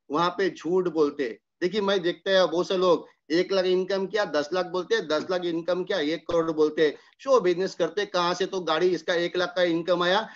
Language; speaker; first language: Hindi; non-native, local second language; Marathi